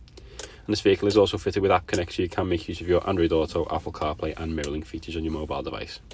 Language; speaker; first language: English; native; English